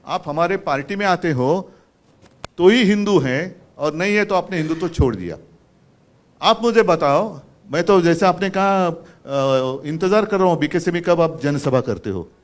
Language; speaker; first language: Hindi; non-native, local second language; Marathi